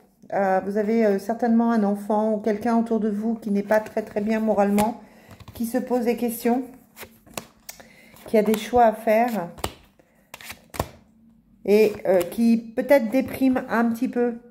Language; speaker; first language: French; native; French